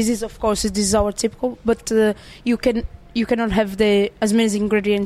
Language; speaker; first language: English; non-native, fluent; Italian